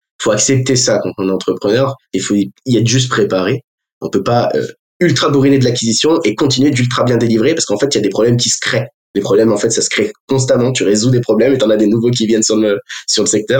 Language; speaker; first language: French; native; French